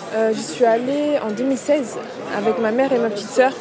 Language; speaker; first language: French; early bilingual, other home language; Kabuverdianu